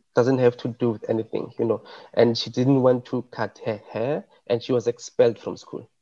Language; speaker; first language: English; non-native, local second language; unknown